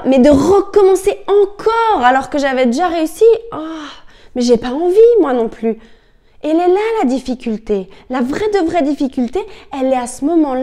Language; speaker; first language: French; native; French